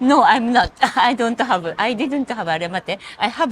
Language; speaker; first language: English; non-native, learner; Japanese